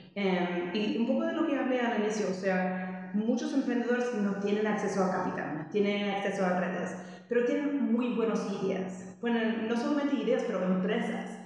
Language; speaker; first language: Spanish; non-native, fluent; English